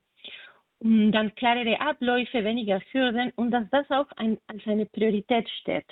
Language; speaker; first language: German; non-native, fluent; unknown